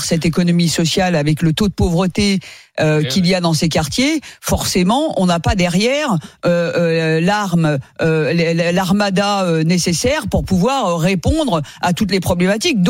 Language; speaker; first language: French; native; French